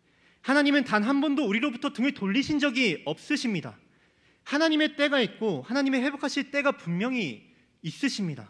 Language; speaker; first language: Korean; native; Korean